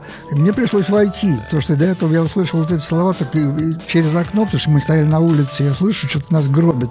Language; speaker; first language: Russian; native; Russian